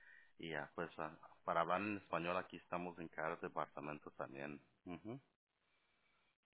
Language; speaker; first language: Spanish; early bilingual, heritage; Spanish